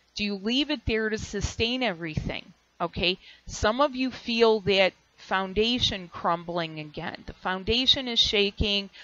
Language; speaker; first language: English; native; English